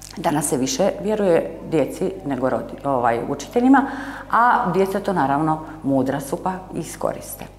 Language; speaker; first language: Croatian; native; Croatian